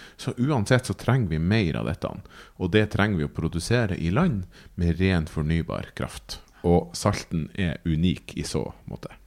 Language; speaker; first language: Norwegian; native; Norwegian